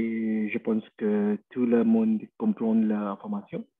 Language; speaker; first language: French; non-native, learner; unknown